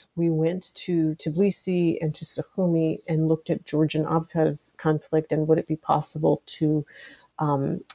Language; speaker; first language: English; native; English